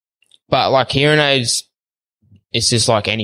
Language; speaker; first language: English; native; English